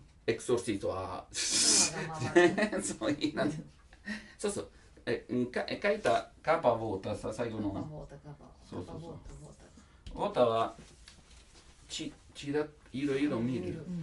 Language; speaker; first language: Japanese; non-native, learner; Italian